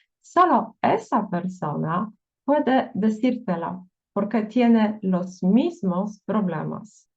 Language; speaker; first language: Spanish; non-native, fluent; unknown